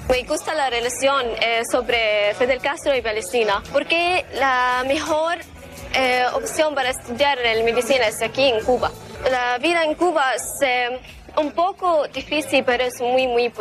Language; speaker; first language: Spanish; non-native, learner; Arabic